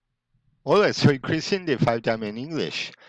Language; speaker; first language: Spanish; non-native, fluent; English